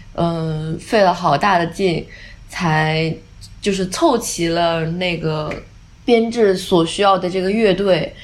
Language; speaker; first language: Chinese; non-native, local second language; Wu Chinese